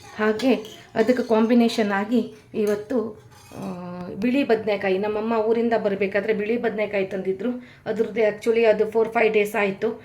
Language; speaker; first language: Kannada; non-native, local second language; Konkani